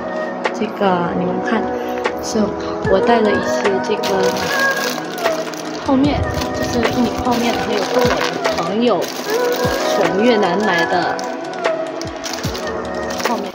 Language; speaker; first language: Chinese; non-native, fluent; Indonesian